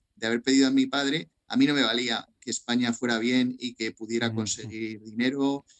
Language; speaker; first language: Spanish; native; Spanish